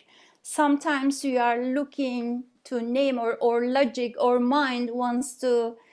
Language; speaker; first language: English; non-native, fluent; Turkish